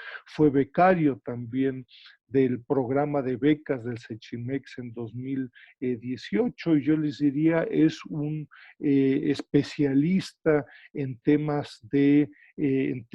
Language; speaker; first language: Spanish; native; Spanish